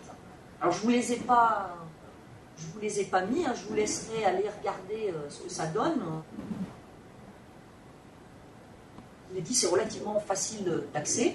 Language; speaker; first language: French; native; French